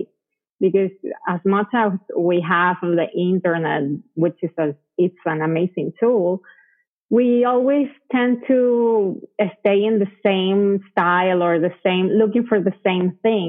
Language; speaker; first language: English; non-native, fluent; Spanish